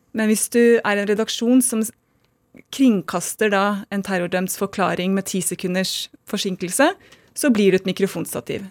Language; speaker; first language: Norwegian; native; Norwegian